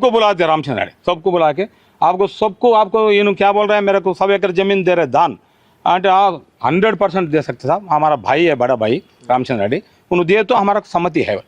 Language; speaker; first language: Hindi; non-native, local second language; Telugu